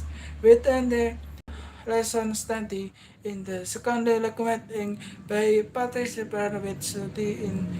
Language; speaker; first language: English; non-native, learner; Indonesian